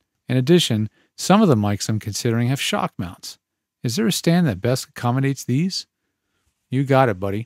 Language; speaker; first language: English; native; English